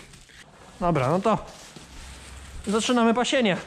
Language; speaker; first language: Polish; native; Polish